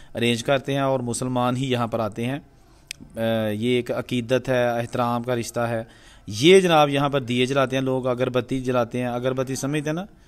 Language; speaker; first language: Urdu; non-native, local second language; Punjabi